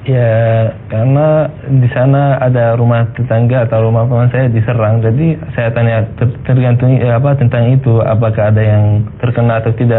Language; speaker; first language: Indonesian; non-native, fluent; Arabic